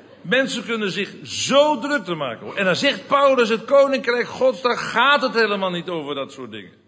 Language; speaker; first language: Dutch; native; Dutch